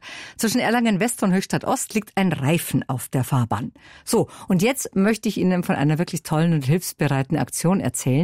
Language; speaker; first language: German; native; German